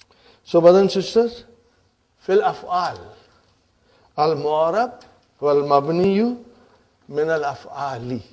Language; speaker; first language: Arabic; non-native, fluent; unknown